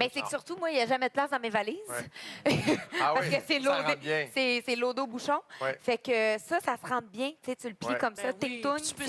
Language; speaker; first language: French; native; French